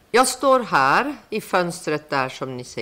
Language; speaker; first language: Swedish; non-native, fluent; Persian